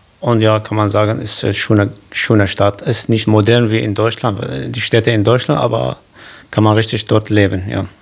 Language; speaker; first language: German; non-native, learner; Kurdish